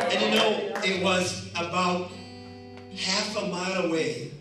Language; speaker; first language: English; non-native, local second language; Kikuyu